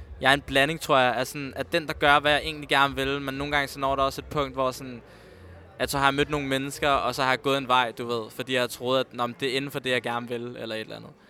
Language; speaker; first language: Danish; early bilingual, other home language; Spanish